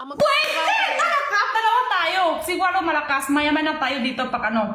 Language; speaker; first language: Filipino; non-native, learner; Chinese